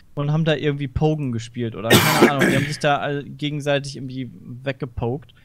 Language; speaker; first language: German; native; German